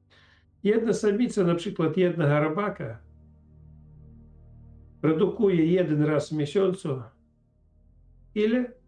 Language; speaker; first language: Polish; non-native, fluent; Russian